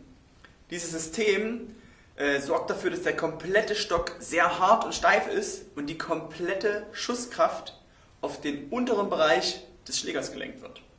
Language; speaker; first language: German; native; German